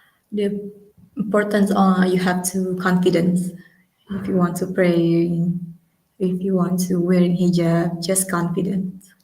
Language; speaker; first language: English; non-native, learner; Indonesian